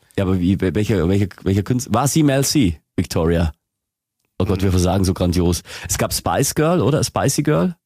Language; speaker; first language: German; native; German